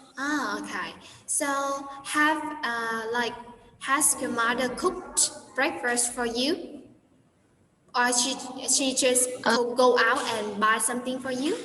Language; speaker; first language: English; non-native, fluent; Vietnamese